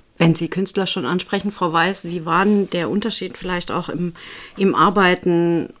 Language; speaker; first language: German; native; German